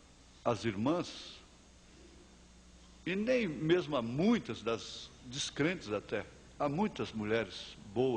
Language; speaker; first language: Portuguese; native; Portuguese